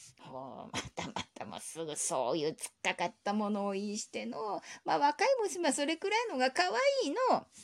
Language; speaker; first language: Japanese; native; Japanese